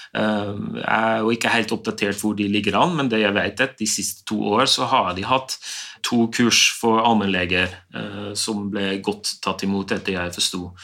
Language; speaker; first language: Norwegian; non-native, fluent; Dutch